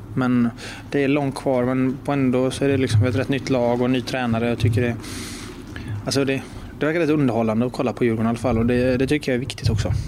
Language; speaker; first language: Swedish; native; Swedish